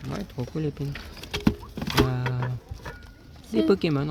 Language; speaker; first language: French; native; French